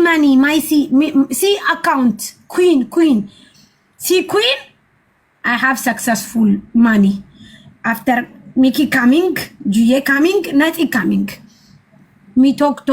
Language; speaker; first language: English; non-native, learner; Amharic